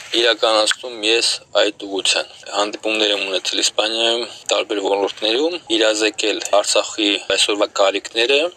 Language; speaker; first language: Armenian; early bilingual, heritage; Armenian